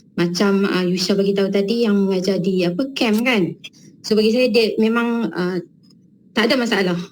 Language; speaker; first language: Malay; native; Malay